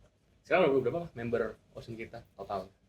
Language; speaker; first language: Indonesian; native; Indonesian